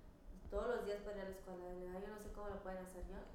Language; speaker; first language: Spanish; early bilingual, heritage; Spanish